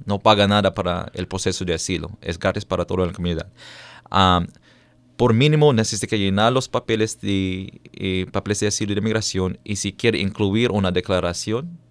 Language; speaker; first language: Spanish; non-native, fluent; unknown